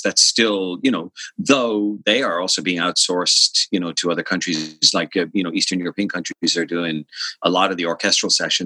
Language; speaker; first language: English; native; English